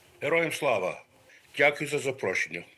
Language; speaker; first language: Ukrainian; early bilingual, heritage; Ukrainian